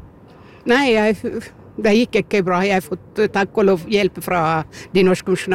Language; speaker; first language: Norwegian; early bilingual, other home language; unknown